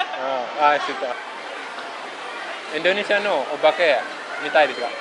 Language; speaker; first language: Japanese; non-native, learner; Indonesian